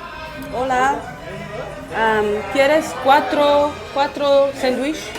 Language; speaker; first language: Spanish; non-native, learner; French